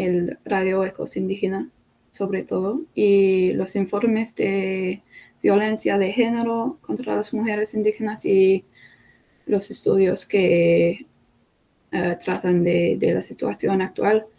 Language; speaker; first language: Spanish; non-native, fluent; English